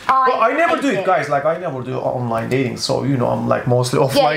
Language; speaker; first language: English; non-native, fluent; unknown